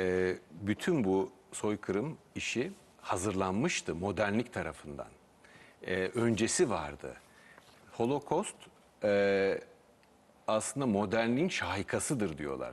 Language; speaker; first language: Turkish; native; Turkish